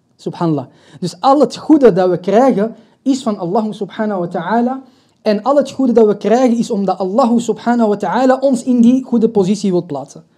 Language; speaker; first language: Dutch; early bilingual, other home language; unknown